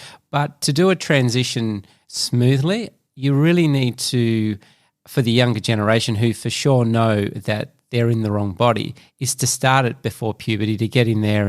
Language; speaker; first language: English; native; English